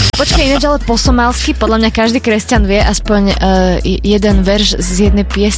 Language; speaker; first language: Slovak; native; Slovak